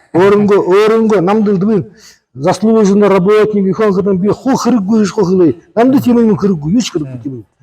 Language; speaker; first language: Mongolian; non-native, learner; Buriat